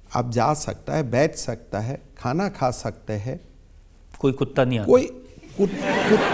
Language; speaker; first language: Hindi; non-native, local second language; Assamese